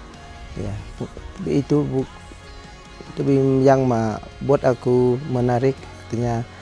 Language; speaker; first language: Indonesian; non-native, learner; Vietnamese